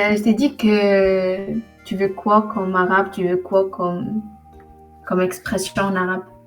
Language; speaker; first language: French; non-native, local second language; Arabic